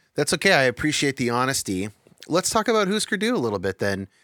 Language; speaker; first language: English; native; English